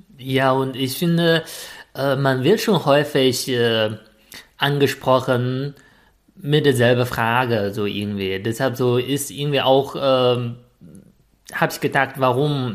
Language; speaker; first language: German; non-native, fluent; Chinese